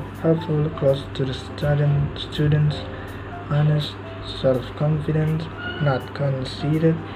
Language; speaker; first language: English; non-native, learner; Indonesian